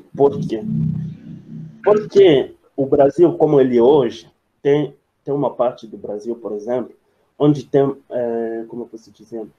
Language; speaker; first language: Portuguese; non-native, fluent; French